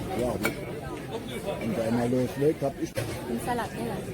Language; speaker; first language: German; non-native, learner; Thai